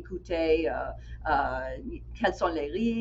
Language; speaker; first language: French; non-native, fluent; English